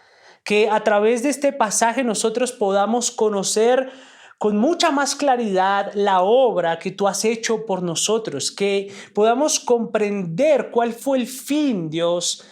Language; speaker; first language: Spanish; native; Spanish